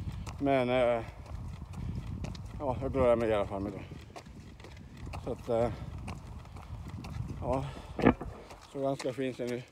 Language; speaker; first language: Swedish; non-native, learner; Spanish